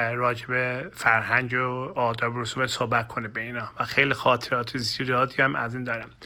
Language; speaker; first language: Persian; non-native, learner; Turkish